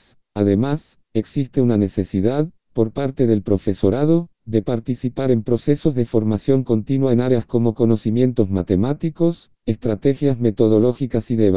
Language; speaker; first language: Spanish; native; Spanish